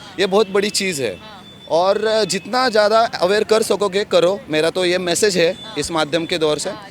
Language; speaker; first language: Hindi; non-native, local second language; Marathi